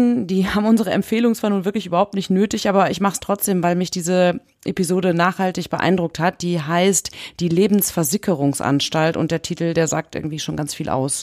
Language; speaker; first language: German; native; German